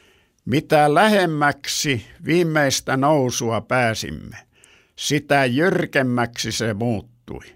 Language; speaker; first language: Finnish; native; Finnish